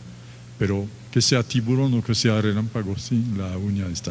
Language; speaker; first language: Spanish; non-native, fluent; French